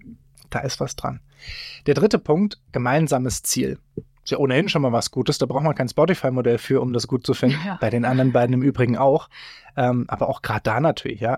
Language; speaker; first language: German; native; German